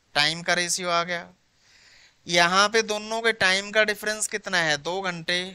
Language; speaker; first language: Hindi; non-native, local second language; Punjabi